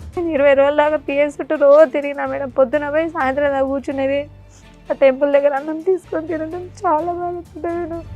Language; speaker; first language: Telugu; non-native, local second language; Urdu